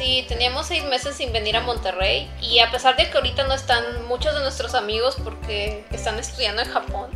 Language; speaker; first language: Spanish; native; Spanish